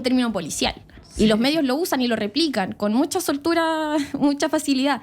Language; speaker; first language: Spanish; native; Spanish